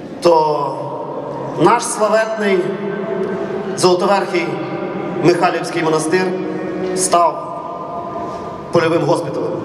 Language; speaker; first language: Ukrainian; native; Ukrainian